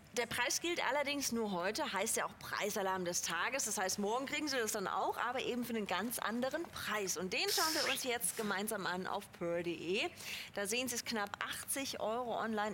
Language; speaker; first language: German; native; German